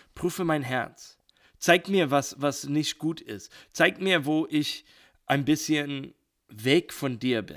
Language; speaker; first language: German; non-native, learner; English